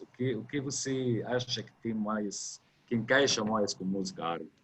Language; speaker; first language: Portuguese; non-native, fluent; Arabic